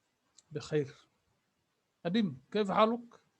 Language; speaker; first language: Arabic; non-native, fluent; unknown